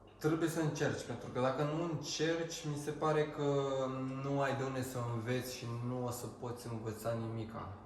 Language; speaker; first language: Romanian; early bilingual, heritage; Romanian